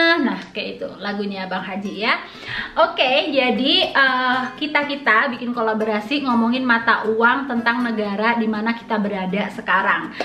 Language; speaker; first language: Indonesian; native; Indonesian